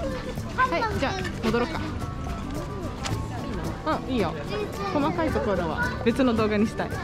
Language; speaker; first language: Japanese; non-native, fluent; Portuguese